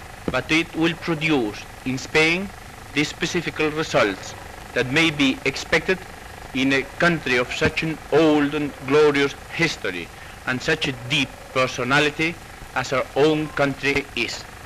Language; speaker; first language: English; non-native, fluent; Spanish